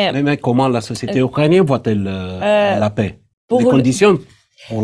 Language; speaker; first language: French; non-native, fluent; Romanian